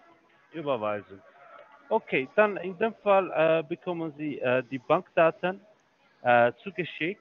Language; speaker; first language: German; non-native, fluent; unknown